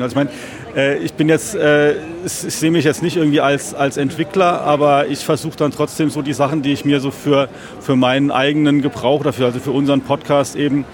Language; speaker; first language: German; native; German